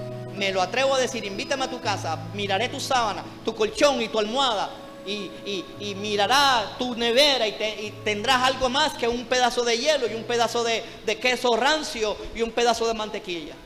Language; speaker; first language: Spanish; native; Spanish